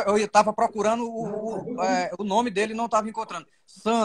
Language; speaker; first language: Portuguese; native; Portuguese